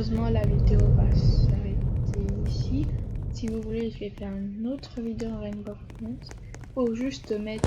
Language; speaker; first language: French; native; French